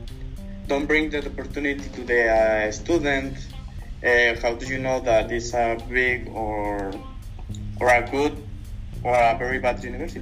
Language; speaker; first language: English; non-native, learner; Spanish